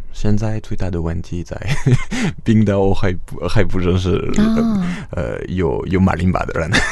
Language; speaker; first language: Chinese; non-native, fluent; French